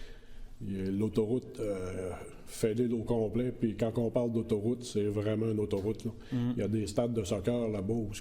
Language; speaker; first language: French; native; French